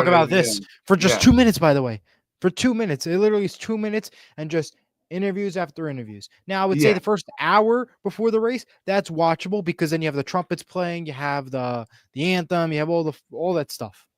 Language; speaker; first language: English; native; English